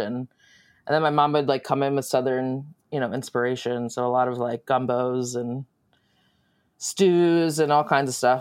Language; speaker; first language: English; native; English